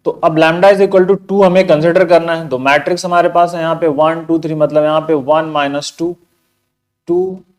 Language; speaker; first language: Hindi; native; Hindi